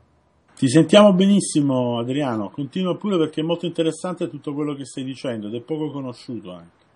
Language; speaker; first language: Italian; native; Italian